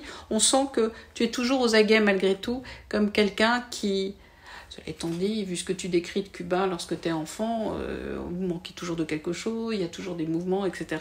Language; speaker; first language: French; native; French